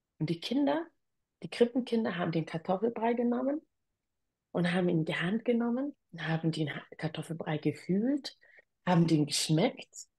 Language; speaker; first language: German; early bilingual, other home language; Tigrinya